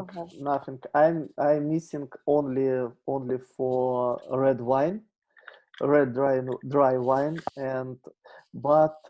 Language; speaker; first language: English; non-native, learner; Russian